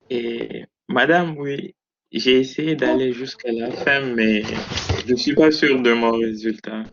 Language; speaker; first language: French; non-native, local second language; Arabic